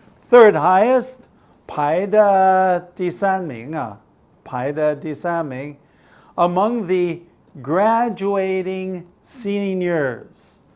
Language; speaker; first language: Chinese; non-native, fluent; English